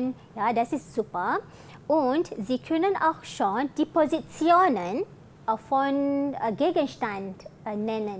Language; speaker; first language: German; non-native, fluent; Malay